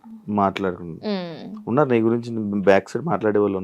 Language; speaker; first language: Telugu; native; Telugu